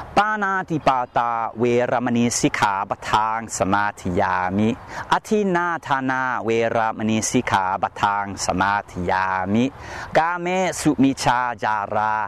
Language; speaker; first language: Thai; non-native, fluent; English